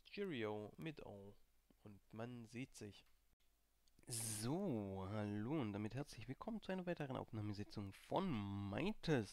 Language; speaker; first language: German; native; German